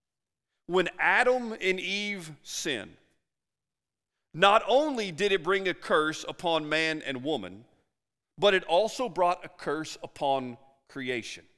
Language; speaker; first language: English; native; English